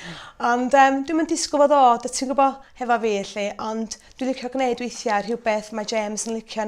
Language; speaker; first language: Welsh; native; Welsh